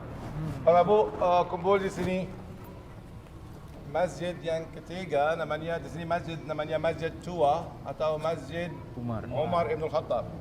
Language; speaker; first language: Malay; non-native, learner; Arabic